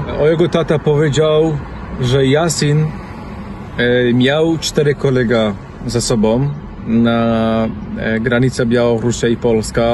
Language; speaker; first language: Polish; non-native, learner; Central Kurdish